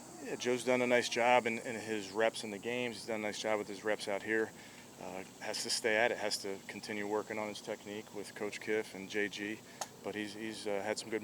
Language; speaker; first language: English; native; English